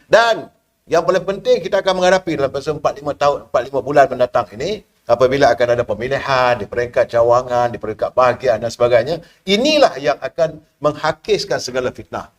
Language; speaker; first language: Malay; native; Malay